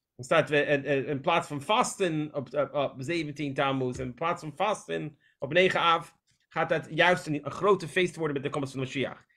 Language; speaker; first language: Dutch; non-native, fluent; English